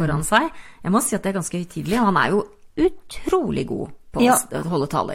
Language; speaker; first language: Norwegian; native; Norwegian